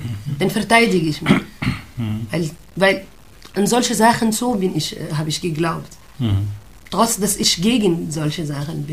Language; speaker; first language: German; non-native, fluent; Arabic